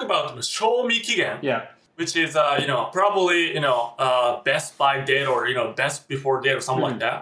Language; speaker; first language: English; non-native, fluent; Japanese